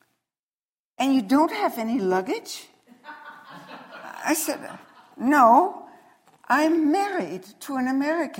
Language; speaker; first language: English; non-native, fluent; Dutch